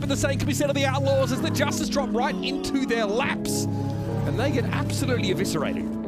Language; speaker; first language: English; native; English